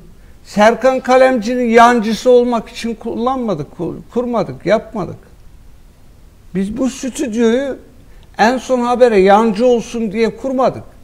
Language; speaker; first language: Turkish; native; Turkish